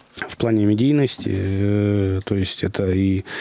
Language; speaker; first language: Russian; native; Russian